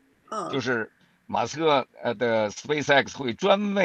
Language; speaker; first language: Chinese; native; Chinese